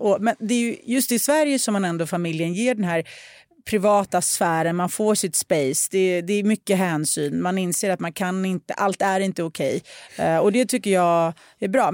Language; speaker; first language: Swedish; early bilingual, other home language; Russian